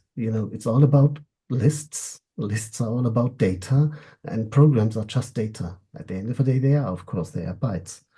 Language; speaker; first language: English; non-native, fluent; German